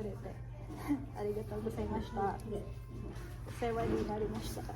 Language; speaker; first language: Japanese; non-native, learner; Filipino